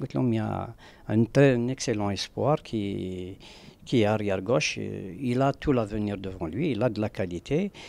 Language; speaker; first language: French; non-native, local second language; Arabic